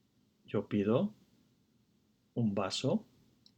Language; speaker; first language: Spanish; non-native, fluent; English